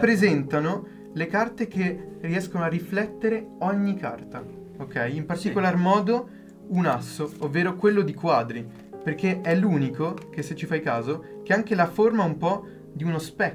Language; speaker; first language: Italian; native; Italian